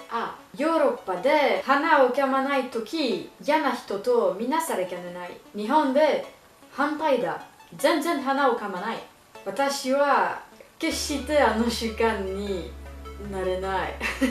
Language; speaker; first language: Japanese; non-native, learner; French